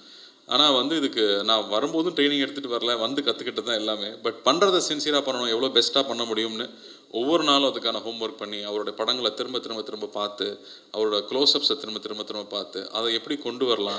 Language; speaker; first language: Tamil; native; Tamil